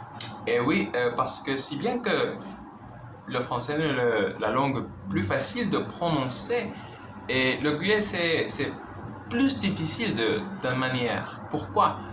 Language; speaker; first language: French; non-native, learner; Spanish